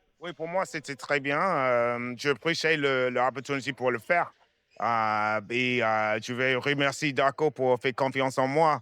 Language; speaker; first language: French; non-native, fluent; English